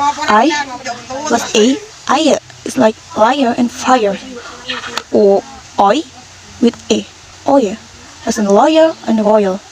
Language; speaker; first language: English; non-native, learner; Indonesian